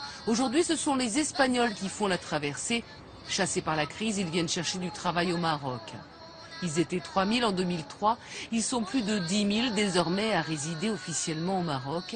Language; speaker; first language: French; native; French